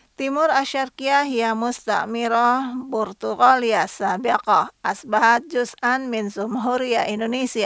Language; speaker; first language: Arabic; non-native, fluent; Indonesian